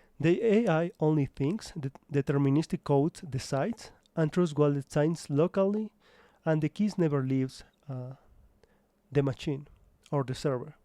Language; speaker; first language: English; non-native, fluent; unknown